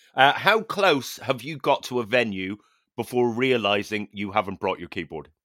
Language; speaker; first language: English; native; English